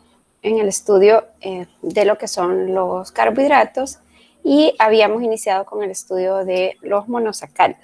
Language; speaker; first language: Spanish; native; Spanish